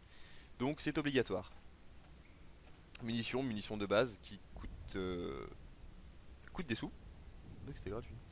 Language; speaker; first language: French; native; French